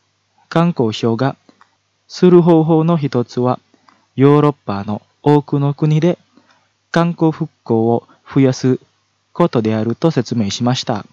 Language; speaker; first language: Japanese; non-native, fluent; Indonesian